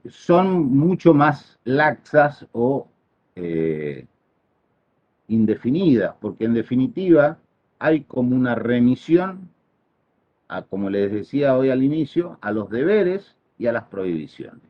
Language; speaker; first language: Spanish; native; Spanish